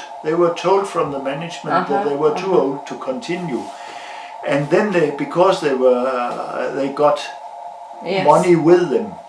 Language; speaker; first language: English; non-native, learner; Danish